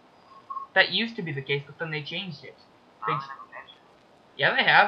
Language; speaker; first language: English; native; English